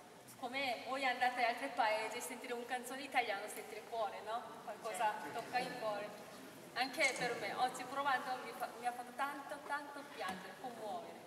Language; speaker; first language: Italian; non-native, learner; Korean